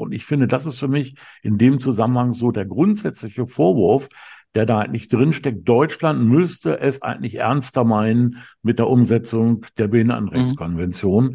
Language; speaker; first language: German; native; German